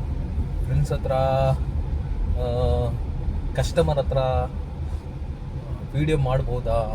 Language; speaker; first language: Kannada; non-native, local second language; Urdu